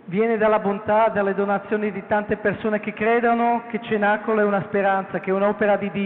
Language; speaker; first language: Italian; non-native, fluent; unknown